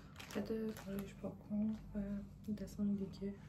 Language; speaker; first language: Persian; native; Persian